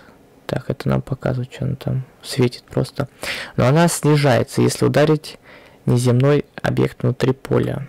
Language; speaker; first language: Russian; native; Russian